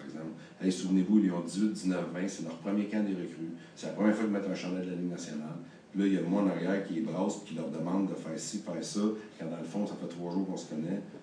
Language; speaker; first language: French; native; French